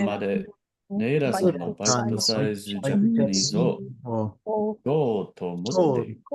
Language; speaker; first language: Japanese; non-native, learner; English